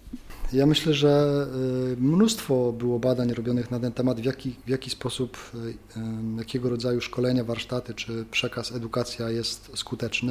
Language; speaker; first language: Polish; native; Polish